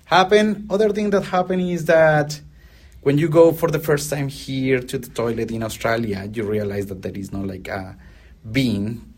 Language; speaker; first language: English; non-native, fluent; Spanish